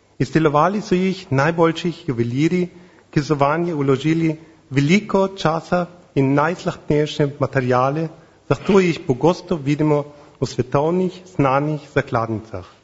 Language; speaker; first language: Slovenian; non-native, fluent; German